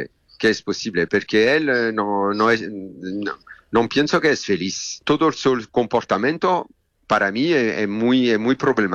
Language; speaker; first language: Spanish; non-native, learner; French